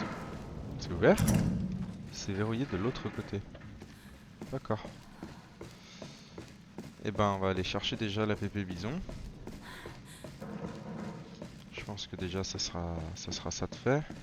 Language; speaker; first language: French; native; French